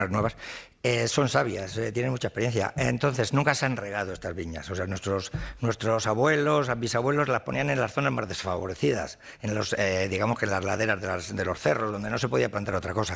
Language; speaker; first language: Spanish; native; Spanish